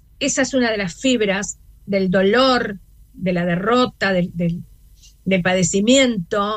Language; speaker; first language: Spanish; native; Spanish